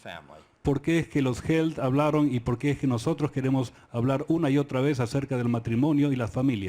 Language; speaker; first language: Spanish; native; Spanish